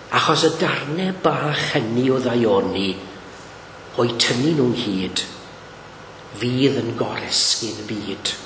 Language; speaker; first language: Welsh; native; Welsh